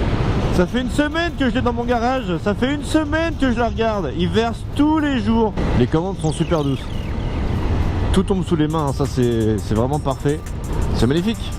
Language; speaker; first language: French; native; French